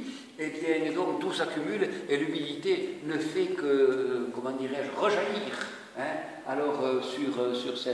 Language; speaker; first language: French; native; French